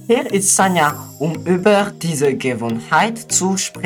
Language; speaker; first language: German; non-native, learner; Malagasy